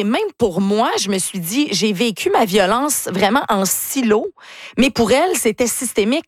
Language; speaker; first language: French; native; French